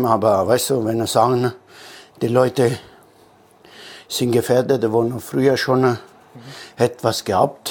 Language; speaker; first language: German; non-native, fluent; Italian